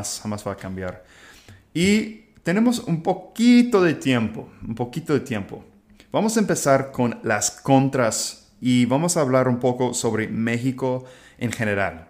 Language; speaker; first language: Spanish; non-native, fluent; English